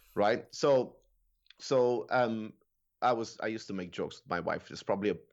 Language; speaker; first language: English; non-native, fluent; Romanian